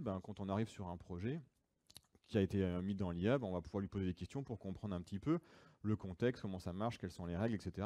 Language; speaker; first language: French; native; French